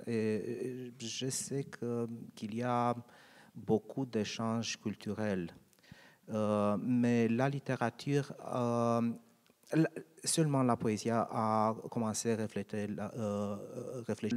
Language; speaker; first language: French; non-native, learner; Romanian